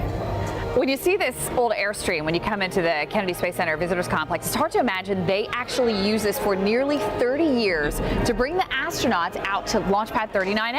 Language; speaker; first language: English; native; English